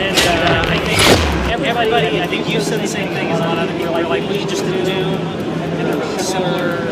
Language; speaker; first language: English; native; English